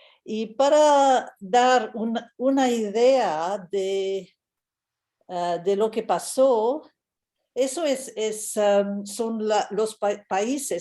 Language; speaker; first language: Spanish; non-native, fluent; English